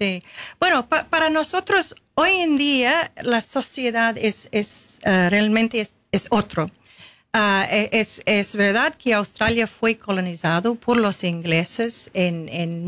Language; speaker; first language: Spanish; non-native, fluent; English